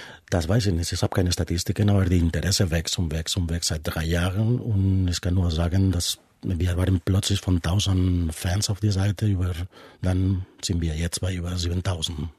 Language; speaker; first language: German; non-native, fluent; Spanish